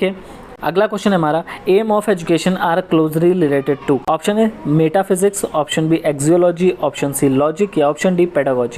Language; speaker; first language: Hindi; native; Hindi